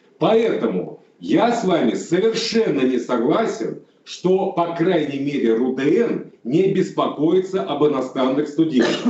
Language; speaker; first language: Russian; native; Russian